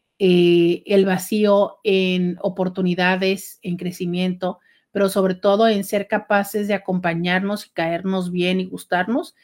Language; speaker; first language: Spanish; native; Spanish